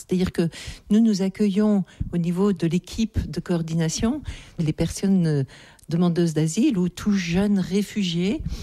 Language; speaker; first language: French; native; French